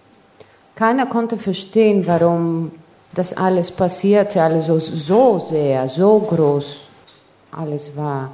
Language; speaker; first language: German; non-native, fluent; Greek